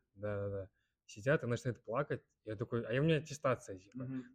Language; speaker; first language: Russian; early bilingual, other home language; Kyrgyz